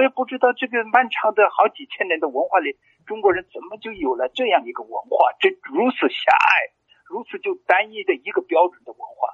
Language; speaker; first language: Chinese; non-native, local second language; Mongolian